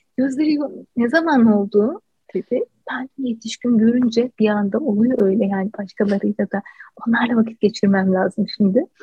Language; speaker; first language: Turkish; native; Turkish